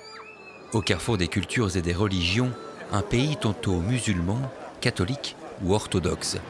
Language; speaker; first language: French; native; French